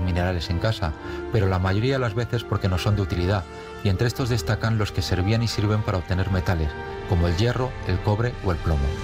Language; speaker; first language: Spanish; native; Spanish